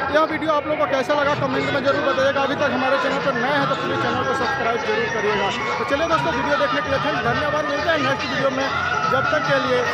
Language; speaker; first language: Hindi; native; Hindi